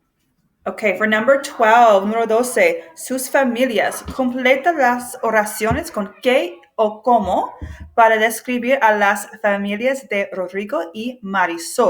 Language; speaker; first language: Spanish; non-native, fluent; English